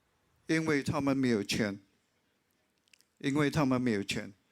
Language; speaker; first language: Chinese; non-native, local second language; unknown